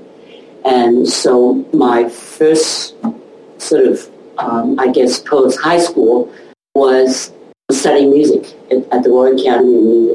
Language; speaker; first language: English; non-native, local second language; Cantonese